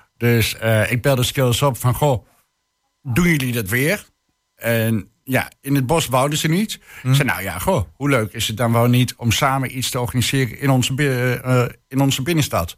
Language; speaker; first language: Dutch; native; Dutch